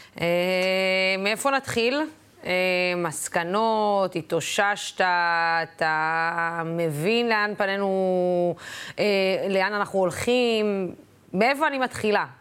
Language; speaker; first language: Hebrew; non-native, local second language; Arabic